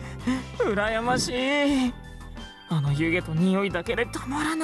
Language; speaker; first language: Japanese; native; Japanese